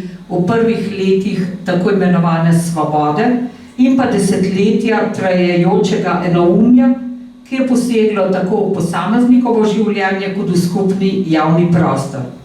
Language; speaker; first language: Slovenian; native; Slovenian